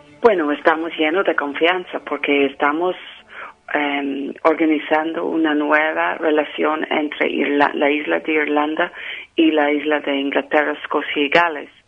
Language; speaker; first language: Spanish; non-native, fluent; English